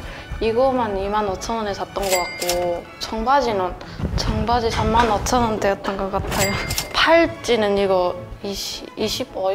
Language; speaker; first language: Korean; native; Korean